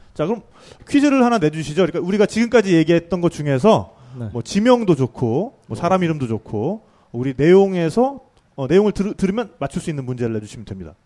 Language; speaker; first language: Korean; native; Korean